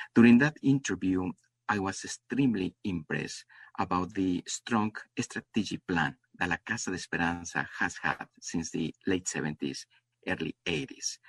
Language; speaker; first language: English; non-native, fluent; Spanish